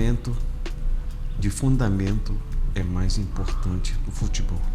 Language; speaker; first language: Portuguese; non-native, fluent; Arabic